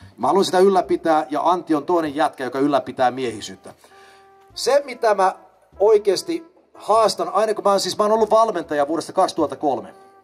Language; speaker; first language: Finnish; early bilingual, heritage; Finnish